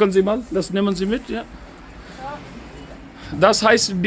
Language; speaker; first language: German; non-native, learner; Urdu